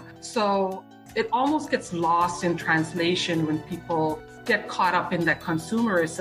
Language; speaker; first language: English; non-native, fluent; Dutch